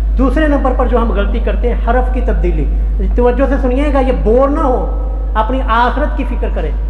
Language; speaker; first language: Urdu; non-native, local second language; Punjabi